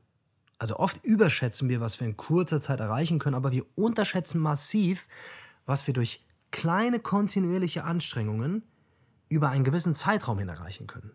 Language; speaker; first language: German; native; German